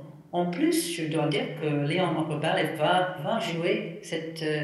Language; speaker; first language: French; non-native, fluent; English